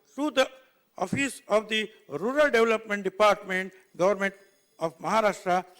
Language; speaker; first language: English; non-native, local second language; Marathi